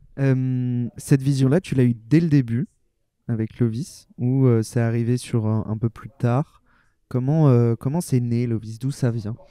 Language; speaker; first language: French; native; French